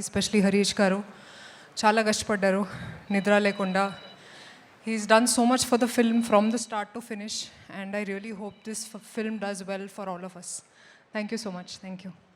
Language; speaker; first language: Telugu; non-native, fluent; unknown